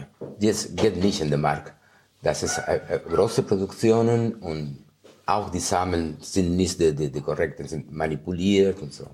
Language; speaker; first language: German; non-native, fluent; Spanish